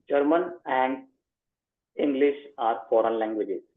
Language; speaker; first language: English; non-native, local second language; Hindi